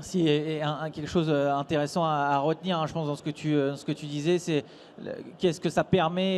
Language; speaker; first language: French; native; French